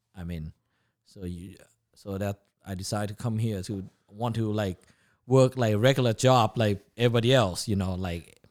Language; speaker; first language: English; non-native, learner; Thai